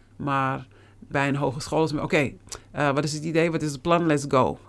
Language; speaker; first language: Dutch; native; Dutch